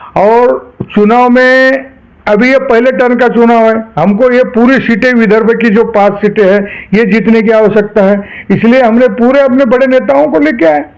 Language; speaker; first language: Hindi; non-native, local second language; Marathi